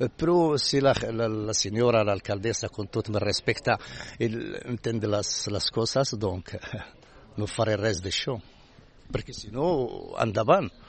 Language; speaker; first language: Catalan; non-native, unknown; Arabic